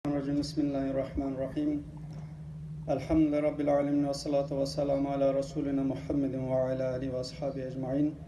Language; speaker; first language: Urdu; non-native, learner; Turkish